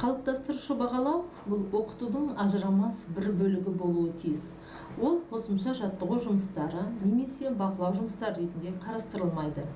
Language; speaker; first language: Kazakh; native; Kazakh